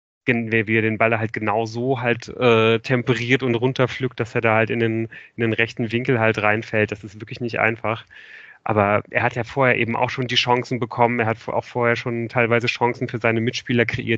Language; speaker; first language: German; native; German